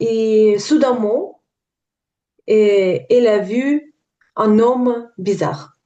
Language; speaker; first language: French; non-native, learner; Ukrainian